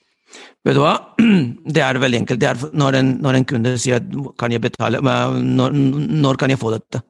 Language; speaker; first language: Norwegian; non-native, fluent; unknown